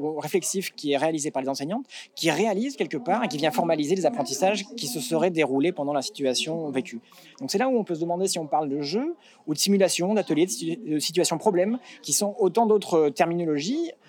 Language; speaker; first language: French; native; French